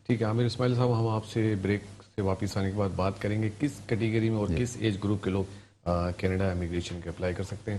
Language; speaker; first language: Urdu; native; Urdu